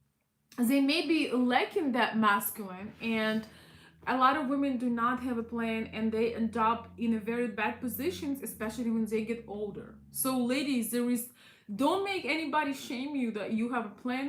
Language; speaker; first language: English; non-native, fluent; Russian